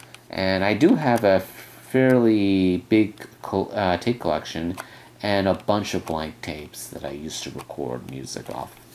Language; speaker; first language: English; native; English